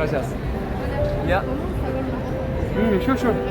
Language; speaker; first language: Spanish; non-native, learner; Korean